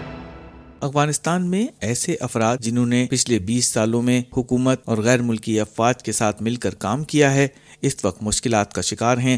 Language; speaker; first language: Urdu; native; Urdu